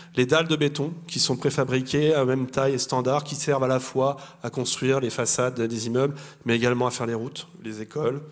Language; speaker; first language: French; native; French